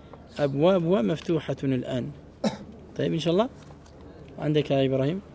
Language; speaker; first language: Arabic; non-native, fluent; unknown